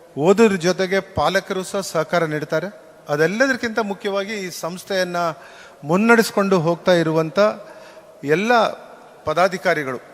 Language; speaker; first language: Kannada; native; Kannada